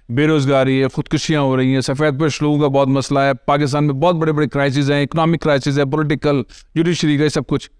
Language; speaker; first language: Urdu; native; Urdu